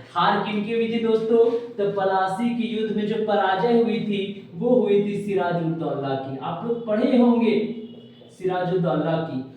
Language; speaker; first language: Hindi; native; Hindi